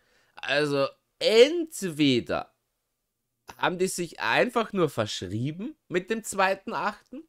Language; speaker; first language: German; native; German